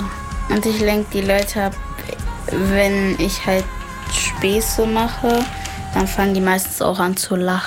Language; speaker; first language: German; native; German